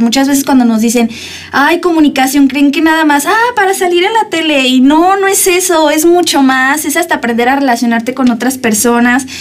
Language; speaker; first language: Spanish; native; Spanish